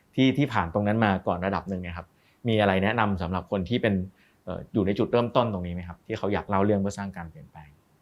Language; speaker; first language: Thai; native; Thai